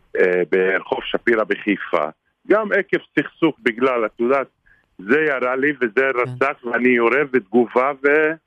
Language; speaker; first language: Hebrew; non-native, local second language; Arabic